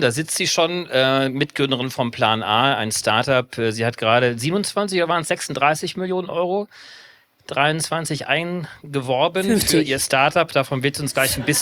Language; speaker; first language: German; native; German